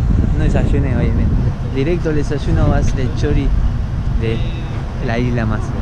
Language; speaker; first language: Spanish; native; Spanish